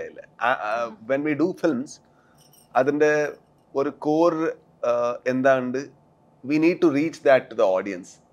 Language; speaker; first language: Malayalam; non-native, learner; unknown